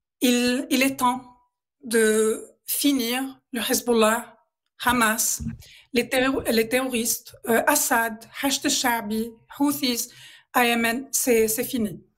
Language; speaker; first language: French; non-native, local second language; Arabic